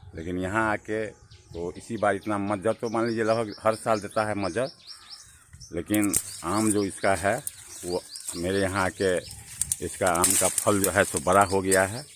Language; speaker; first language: Hindi; non-native, local second language; Maithili